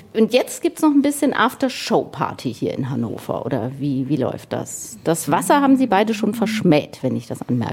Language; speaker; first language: German; native; German